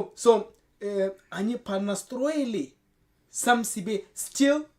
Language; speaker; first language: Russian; non-native, learner; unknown